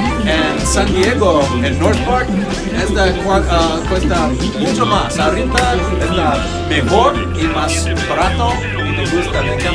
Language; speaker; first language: Spanish; non-native, learner; English